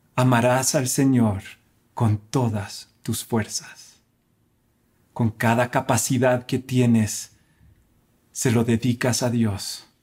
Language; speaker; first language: Spanish; native; Spanish